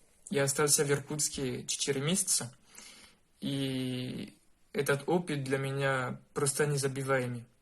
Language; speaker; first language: Russian; non-native, learner; French